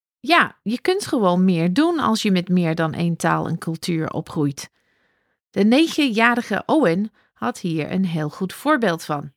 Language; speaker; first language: Dutch; non-native, fluent; English